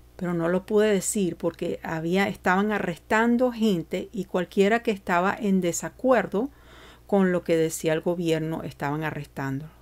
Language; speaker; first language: Spanish; early bilingual, heritage; Spanish